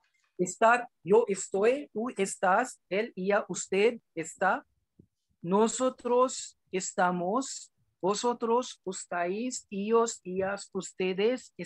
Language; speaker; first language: Spanish; non-native, learner; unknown